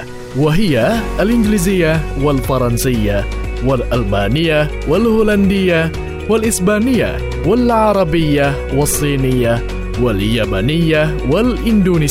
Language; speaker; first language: Arabic; non-native, fluent; Indonesian